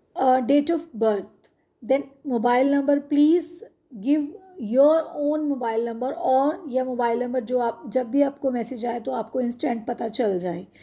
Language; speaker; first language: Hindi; non-native, local second language; Punjabi